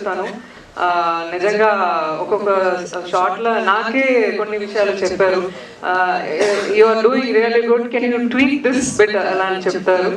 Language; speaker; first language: Telugu; non-native, learner; Tamil